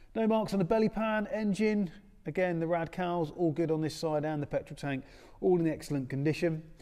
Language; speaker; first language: English; native; English